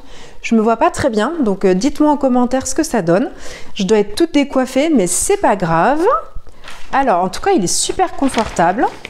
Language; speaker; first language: French; native; French